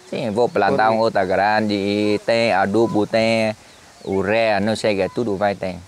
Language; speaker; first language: Portuguese; non-native, learner; Vietnamese